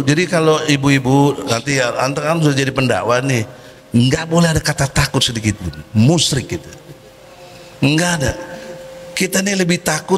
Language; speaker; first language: Indonesian; native; Indonesian